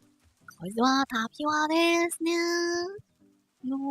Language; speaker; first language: Japanese; non-native, learner; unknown